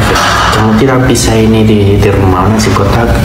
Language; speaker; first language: Indonesian; non-native, learner; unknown